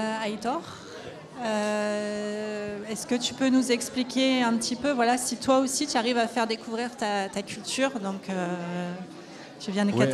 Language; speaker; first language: French; native; French